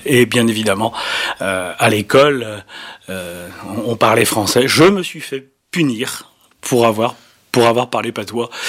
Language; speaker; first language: French; native; French